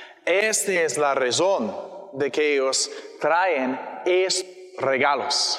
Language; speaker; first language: Spanish; non-native, learner; English